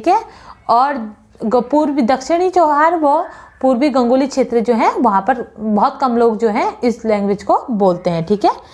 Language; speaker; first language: Hindi; native; Hindi